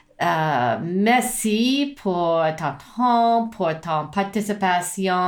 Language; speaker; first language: French; non-native, learner; English